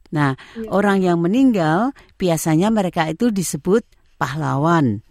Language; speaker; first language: Indonesian; native; Indonesian